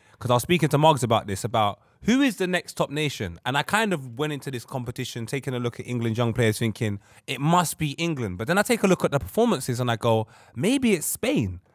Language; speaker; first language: English; native; English